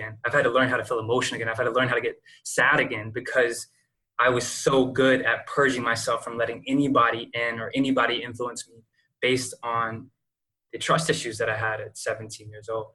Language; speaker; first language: English; native; English